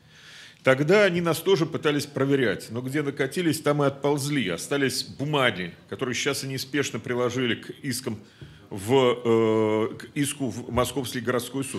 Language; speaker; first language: Russian; native; Russian